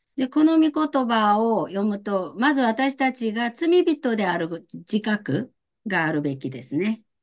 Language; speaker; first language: Japanese; non-native, fluent; Korean